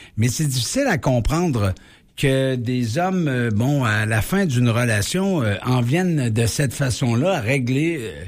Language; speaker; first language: French; native; French